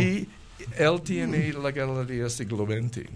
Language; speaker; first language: Spanish; non-native, learner; English